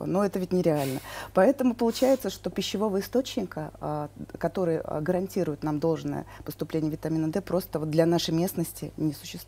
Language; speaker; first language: Russian; native; Russian